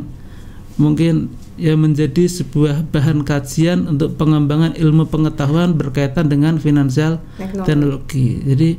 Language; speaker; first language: Indonesian; native; Indonesian